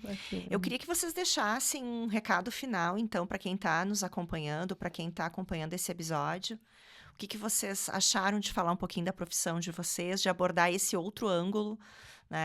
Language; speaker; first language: Portuguese; native; Portuguese